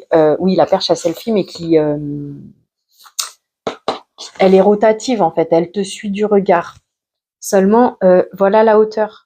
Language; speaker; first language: French; native; French